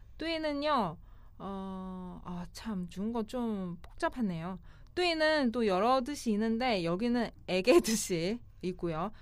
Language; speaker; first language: Korean; non-native, fluent; Chinese